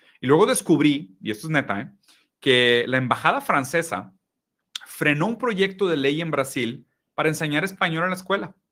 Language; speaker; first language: Spanish; early bilingual, other home language; Portuguese